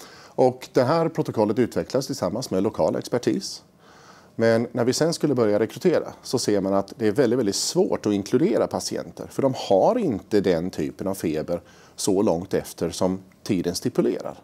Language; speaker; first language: Swedish; native; Swedish